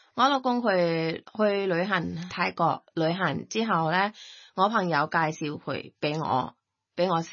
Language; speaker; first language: Cantonese; non-native, fluent; Thai